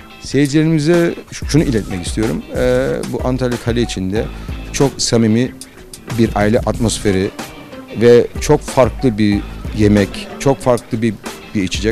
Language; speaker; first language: Turkish; early bilingual, heritage; Turkish